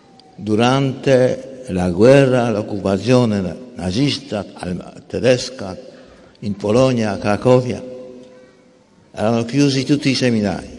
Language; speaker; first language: Italian; non-native, fluent; Polish